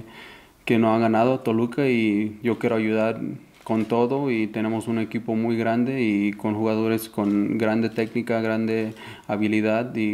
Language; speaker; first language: Spanish; early bilingual, heritage; Spanish